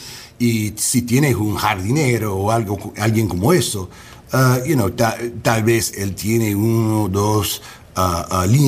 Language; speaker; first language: Spanish; non-native, learner; English